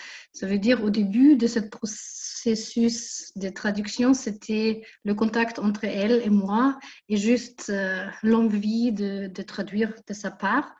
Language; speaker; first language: French; non-native, fluent; German